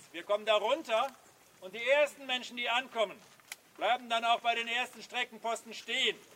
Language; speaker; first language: German; native; German